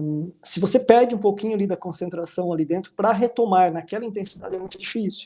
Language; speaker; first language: Portuguese; native; Portuguese